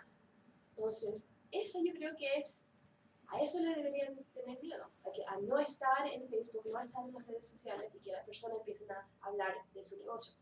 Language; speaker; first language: Spanish; early bilingual, heritage; Spanish